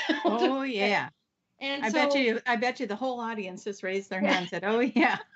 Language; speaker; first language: English; native; English